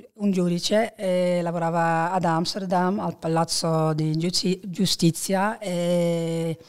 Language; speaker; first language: Italian; non-native, fluent; Dutch